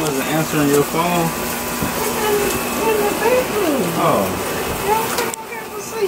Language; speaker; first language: English; native; English